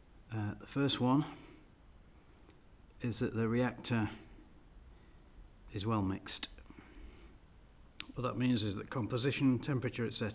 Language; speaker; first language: English; native; English